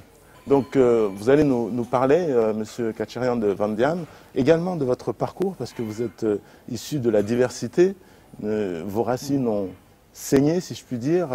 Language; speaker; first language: French; native; French